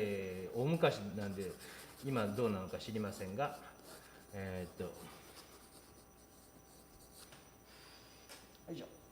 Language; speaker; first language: Japanese; native; Japanese